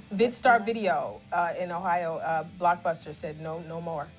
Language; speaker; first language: English; native; English